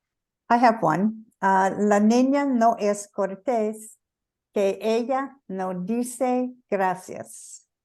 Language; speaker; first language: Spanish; non-native, learner; English